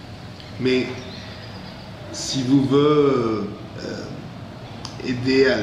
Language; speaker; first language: French; non-native, fluent; English